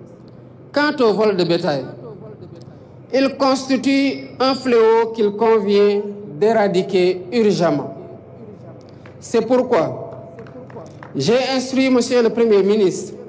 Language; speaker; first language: French; non-native, local second language; Wolof